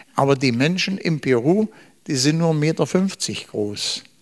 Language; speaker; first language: German; native; German